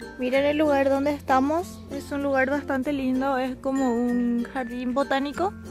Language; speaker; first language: Spanish; native; Spanish